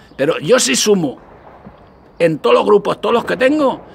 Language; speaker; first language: Spanish; native; Spanish